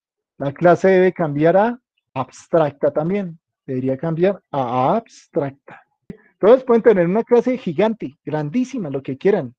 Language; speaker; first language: Spanish; native; Spanish